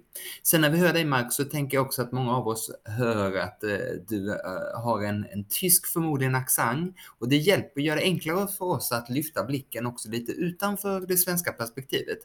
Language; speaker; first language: Swedish; native; Swedish